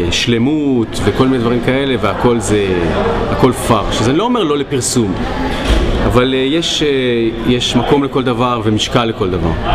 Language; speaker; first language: Hebrew; native; Hebrew